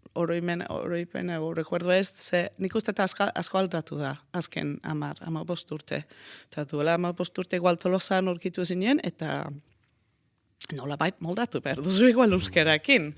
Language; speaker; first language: Basque; non-native, fluent; Danish